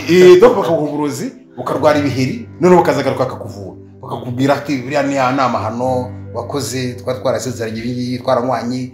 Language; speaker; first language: Kinyarwanda; native; Kinyarwanda